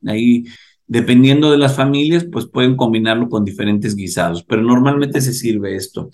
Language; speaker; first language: Spanish; native; Spanish